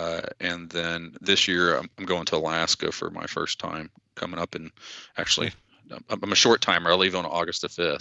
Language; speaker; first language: English; native; English